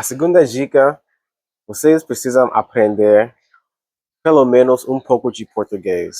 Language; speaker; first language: Portuguese; non-native, learner; English